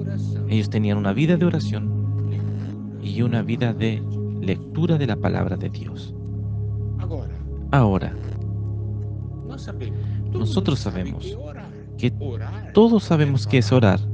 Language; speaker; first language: Spanish; non-native, fluent; Portuguese